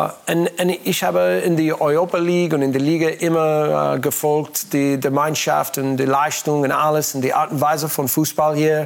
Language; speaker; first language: German; non-native, learner; English